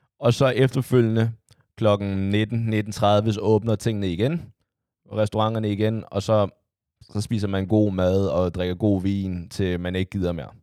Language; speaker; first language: Danish; early bilingual, other home language; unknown